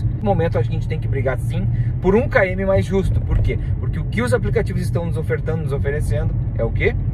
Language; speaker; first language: Portuguese; native; Portuguese